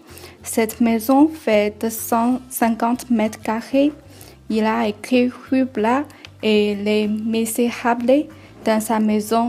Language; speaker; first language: French; non-native, learner; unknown